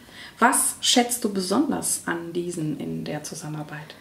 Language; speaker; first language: German; native; German